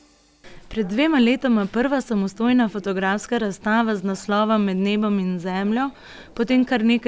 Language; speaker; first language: Slovenian; native; Slovenian